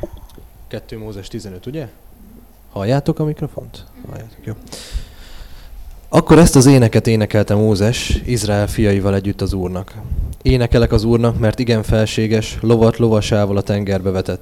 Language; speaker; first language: Hungarian; native; Hungarian